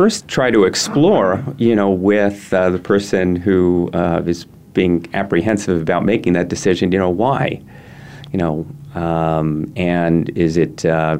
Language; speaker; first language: English; native; English